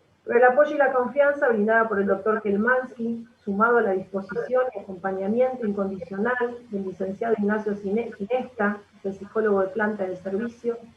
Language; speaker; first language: Spanish; native; Spanish